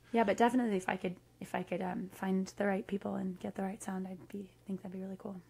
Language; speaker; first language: English; native; English